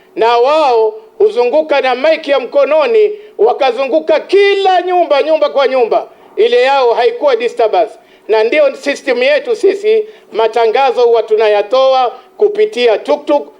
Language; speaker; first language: Swahili; native; Swahili